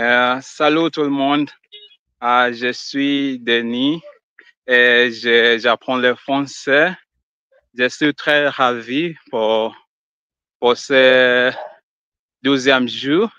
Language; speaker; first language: French; non-native, learner; Swahili